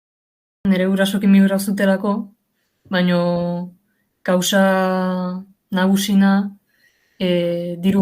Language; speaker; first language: Basque; early bilingual, other home language; Portuguese